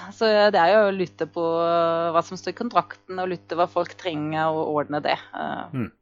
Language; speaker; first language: Norwegian; non-native, fluent; German